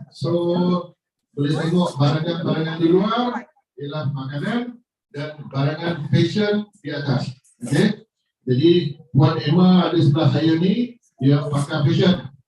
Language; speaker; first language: Malay; native; Malay